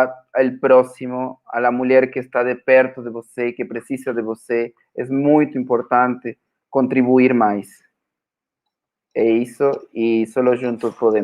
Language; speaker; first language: Portuguese; non-native, fluent; Spanish